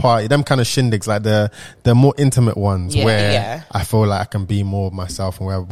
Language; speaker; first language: English; non-native, local second language; Yoruba